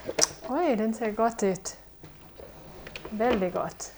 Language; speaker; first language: Swedish; non-native, fluent; English